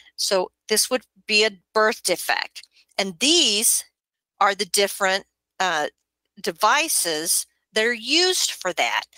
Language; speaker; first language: English; native; English